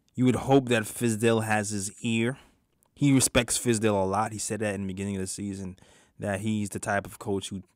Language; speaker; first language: English; native; English